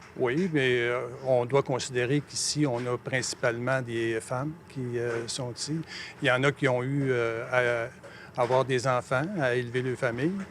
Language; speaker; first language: French; native; French